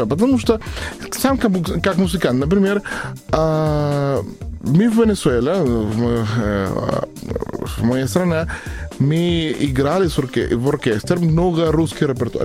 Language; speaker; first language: Russian; non-native, learner; Spanish